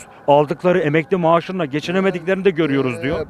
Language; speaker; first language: Turkish; native; Turkish